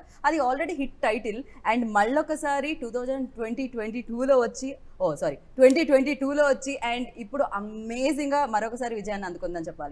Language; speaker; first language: Telugu; native; Telugu